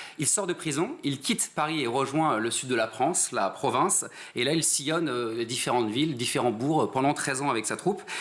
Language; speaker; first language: French; native; French